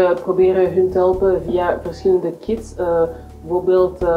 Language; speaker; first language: Dutch; non-native, learner; French